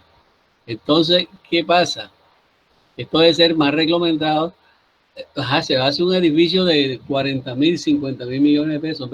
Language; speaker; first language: Spanish; native; Spanish